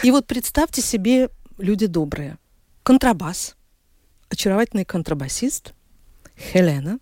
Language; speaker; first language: Russian; native; Russian